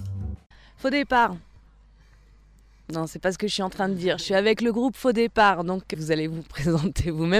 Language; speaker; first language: French; native; French